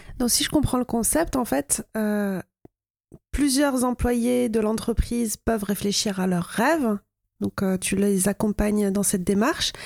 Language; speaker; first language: French; non-native, fluent; Arabic